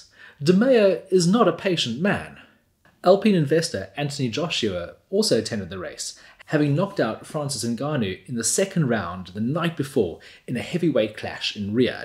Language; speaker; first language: English; native; English